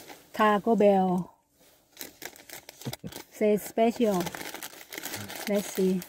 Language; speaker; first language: English; non-native, learner; Thai